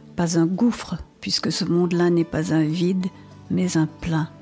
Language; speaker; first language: French; non-native, local second language; Morisyen